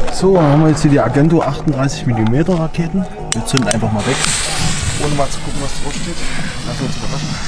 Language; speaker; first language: German; native; German